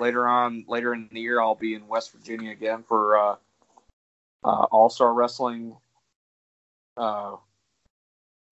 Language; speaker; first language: English; native; English